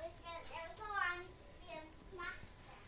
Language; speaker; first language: Swedish; early bilingual, heritage; Swedish